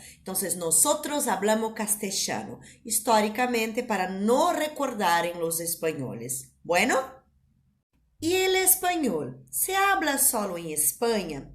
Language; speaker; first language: Spanish; non-native, fluent; Portuguese